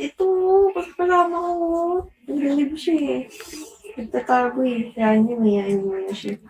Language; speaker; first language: Filipino; non-native, local second language; Pangasinan